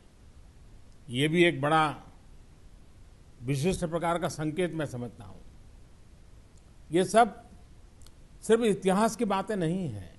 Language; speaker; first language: Hindi; non-native, local second language; Gujarati